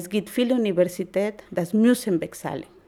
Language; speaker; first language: German; non-native, learner; Spanish